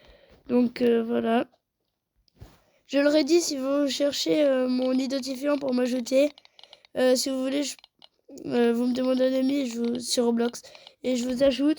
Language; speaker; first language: French; native; French